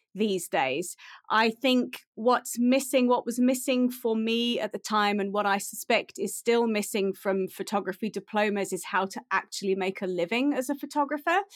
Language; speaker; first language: English; native; English